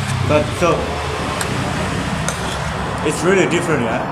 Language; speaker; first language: English; non-native, learner; Indonesian